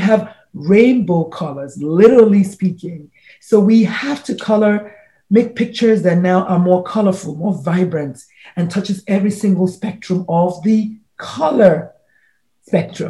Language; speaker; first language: English; non-native, local second language; Igbo